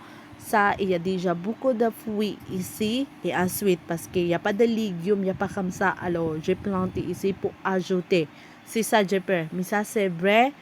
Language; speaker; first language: French; non-native, learner; Cebuano